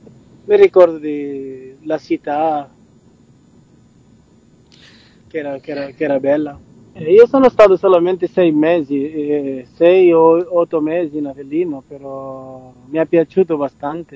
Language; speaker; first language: Italian; non-native, learner; Portuguese